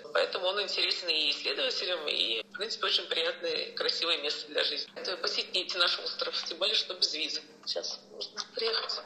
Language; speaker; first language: Russian; native; Russian